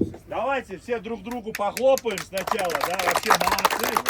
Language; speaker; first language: Russian; non-native, local second language; Uzbek